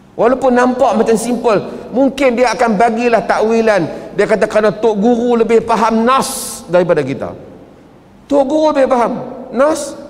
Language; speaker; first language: Malay; native; Malay